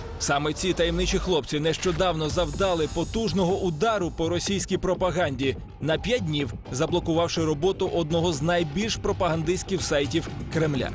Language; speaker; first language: Ukrainian; native; Ukrainian